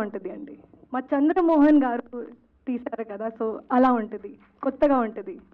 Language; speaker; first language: Telugu; non-native, learner; Hindi